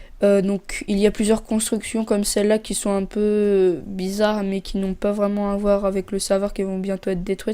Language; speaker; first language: French; native; French